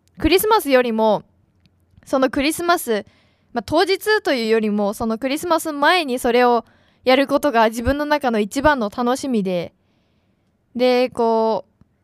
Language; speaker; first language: Japanese; native; Japanese